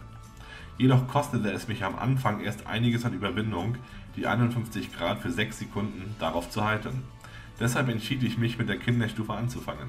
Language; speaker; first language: German; native; German